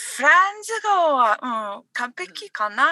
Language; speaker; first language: Japanese; non-native, learner; English